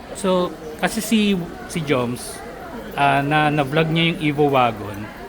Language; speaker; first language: Filipino; native; Filipino